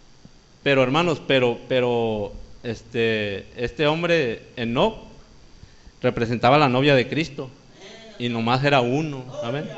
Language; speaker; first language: Spanish; native; Spanish